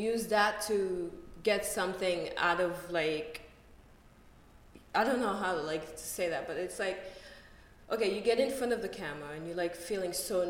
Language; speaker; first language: English; native; English